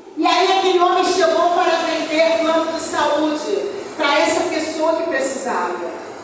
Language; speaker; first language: Portuguese; native; Portuguese